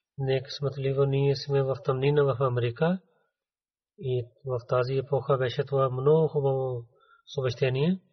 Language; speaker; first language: Bulgarian; non-native, fluent; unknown